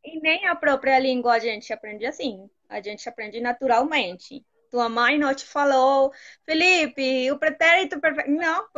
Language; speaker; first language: Portuguese; non-native, fluent; Spanish